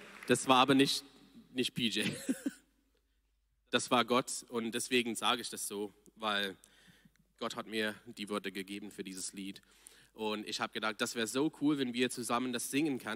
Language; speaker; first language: German; non-native, fluent; English